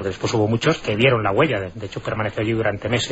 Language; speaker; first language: Spanish; native; Spanish